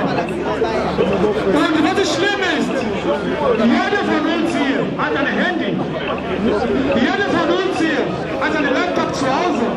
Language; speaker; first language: German; non-native, learner; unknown